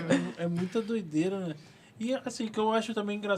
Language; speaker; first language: Portuguese; native; Portuguese